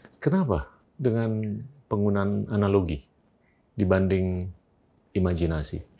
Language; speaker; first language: Indonesian; native; Indonesian